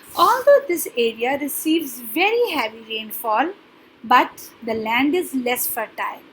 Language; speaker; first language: English; non-native, local second language; Punjabi